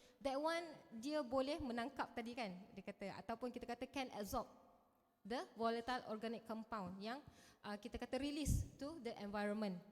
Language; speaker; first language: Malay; native; Malay